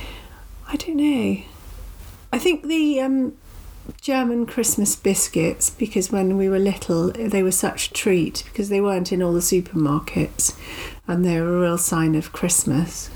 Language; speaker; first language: English; native; English